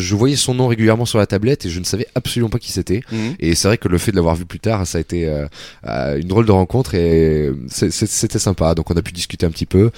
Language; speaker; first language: French; native; French